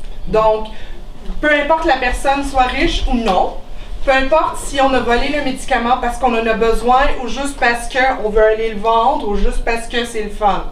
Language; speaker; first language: French; non-native, local second language; English